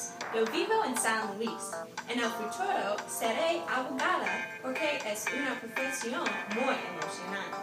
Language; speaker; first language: Spanish; non-native, learner; English